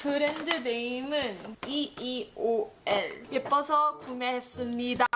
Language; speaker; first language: Korean; early bilingual, heritage; English